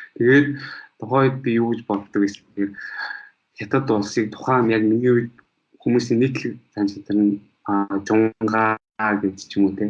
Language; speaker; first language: Mongolian; early bilingual, heritage; Mongolian